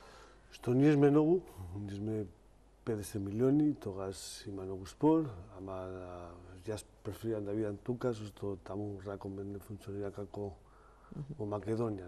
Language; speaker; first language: Macedonian; non-native, learner; Spanish